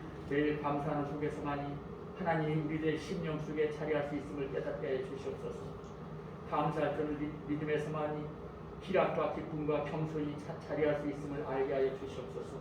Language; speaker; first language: Korean; native; Korean